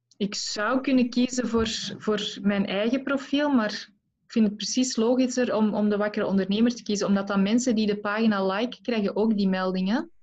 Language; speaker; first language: Dutch; native; Dutch